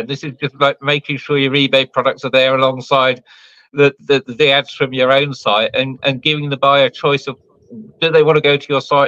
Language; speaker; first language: English; native; English